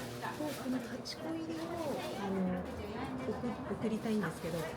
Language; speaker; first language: Japanese; native; Japanese